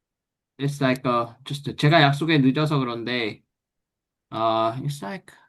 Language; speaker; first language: English; non-native, fluent; Korean